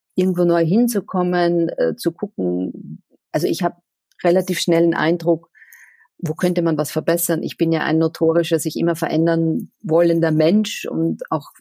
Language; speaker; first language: German; native; German